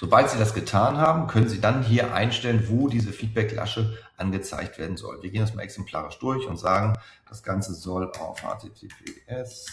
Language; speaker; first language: German; native; German